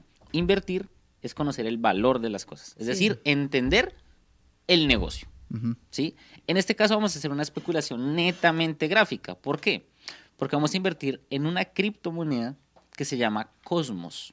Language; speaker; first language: Spanish; native; Spanish